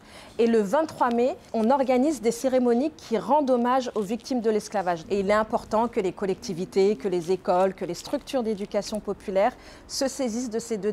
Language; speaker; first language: French; native; French